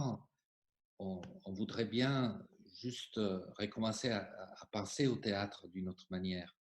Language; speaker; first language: French; non-native, fluent; Italian